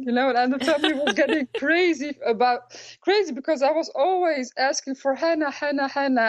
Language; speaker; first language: English; non-native, fluent; Dutch